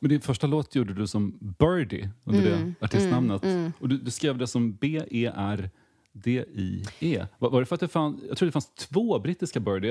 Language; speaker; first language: Swedish; native; Swedish